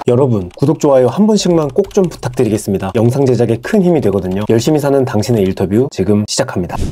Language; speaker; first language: Korean; native; Korean